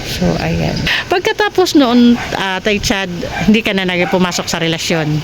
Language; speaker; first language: Filipino; native; Filipino